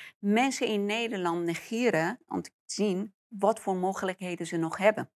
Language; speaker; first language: Dutch; non-native, fluent; Persian